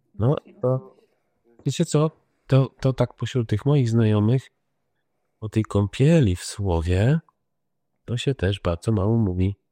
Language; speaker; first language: Polish; native; Polish